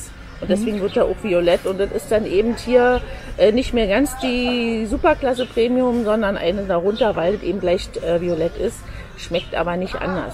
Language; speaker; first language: German; native; German